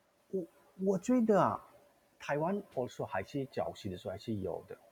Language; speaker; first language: Chinese; non-native, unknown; Manipuri